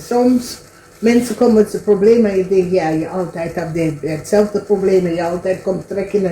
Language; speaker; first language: Dutch; non-native, learner; English